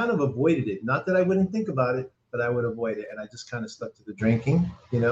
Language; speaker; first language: English; native; English